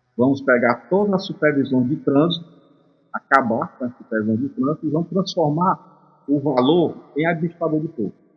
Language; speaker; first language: Portuguese; native; Portuguese